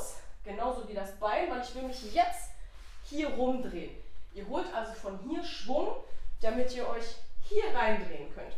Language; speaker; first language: German; native; German